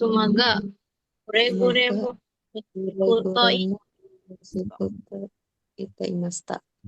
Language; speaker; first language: Japanese; non-native, learner; Indonesian